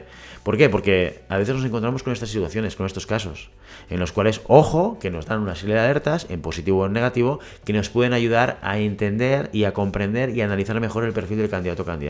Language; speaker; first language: Spanish; native; Spanish